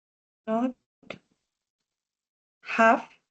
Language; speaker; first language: English; non-native, learner; Spanish